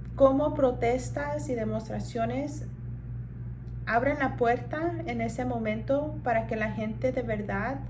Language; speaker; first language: Spanish; early bilingual, heritage; Spanish